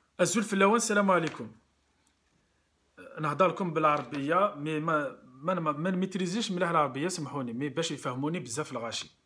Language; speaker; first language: Arabic; non-native, local second language; Kabyle